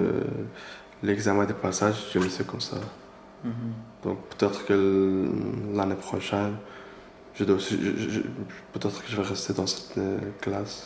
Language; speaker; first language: French; non-native, learner; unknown